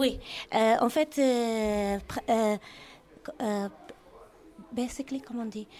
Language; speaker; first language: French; non-native, learner; Arabic